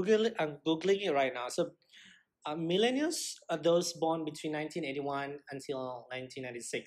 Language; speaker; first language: English; non-native, local second language; Malay